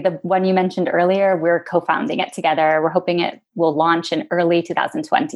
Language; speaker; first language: English; native; English